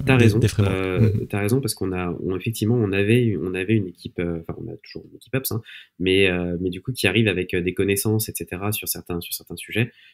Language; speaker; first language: French; native; French